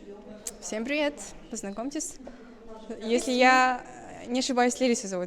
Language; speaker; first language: Russian; non-native, fluent; Mongolian